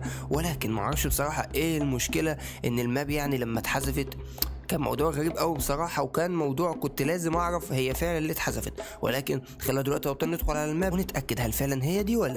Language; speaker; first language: Arabic; native; Arabic